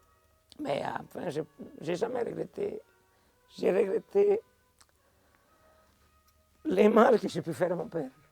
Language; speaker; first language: French; non-native, fluent; Italian